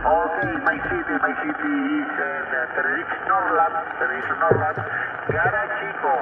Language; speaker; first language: English; non-native, learner; Spanish